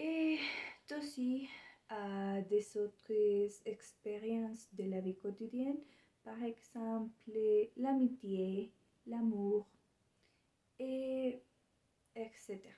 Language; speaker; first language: French; non-native, learner; Spanish